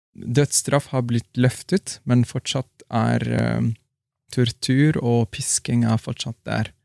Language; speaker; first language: Norwegian; non-native, fluent; Arabic